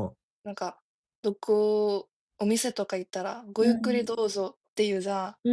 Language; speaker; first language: Japanese; non-native, fluent; Korean